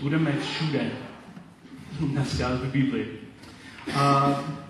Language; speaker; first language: Czech; non-native, learner; Polish